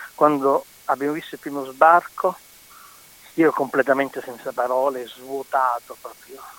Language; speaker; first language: Italian; native; Italian